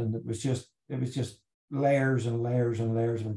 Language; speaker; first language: English; native; English